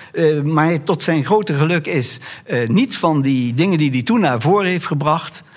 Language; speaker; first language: Dutch; native; Dutch